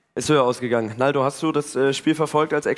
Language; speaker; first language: German; native; German